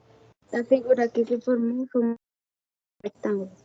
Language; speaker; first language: Spanish; native; Spanish